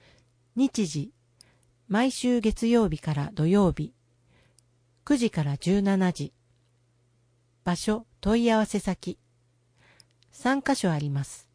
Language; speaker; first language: Japanese; native; Japanese